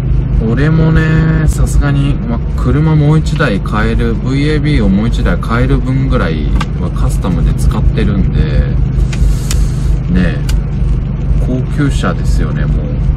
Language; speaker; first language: Japanese; native; Japanese